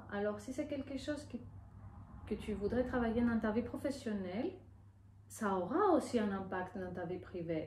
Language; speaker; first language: French; non-native, fluent; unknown